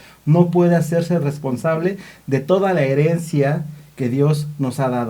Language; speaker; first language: Spanish; native; Spanish